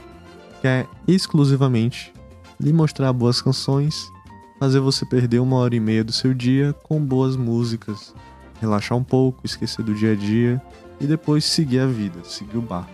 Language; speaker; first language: Portuguese; native; Portuguese